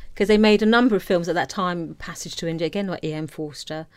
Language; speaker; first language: English; native; English